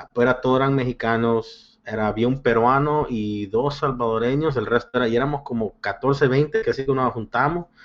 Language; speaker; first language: Spanish; early bilingual, heritage; Spanish